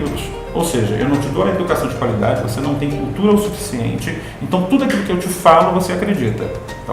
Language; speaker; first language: Portuguese; native; Portuguese